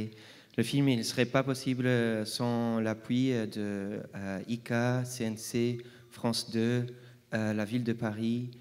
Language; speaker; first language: French; non-native, fluent; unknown